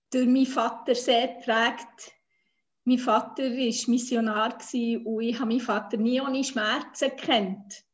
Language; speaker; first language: German; non-native, fluent; Swiss German